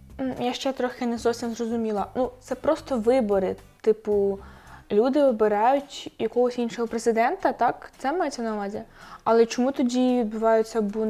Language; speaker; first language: Ukrainian; native; Ukrainian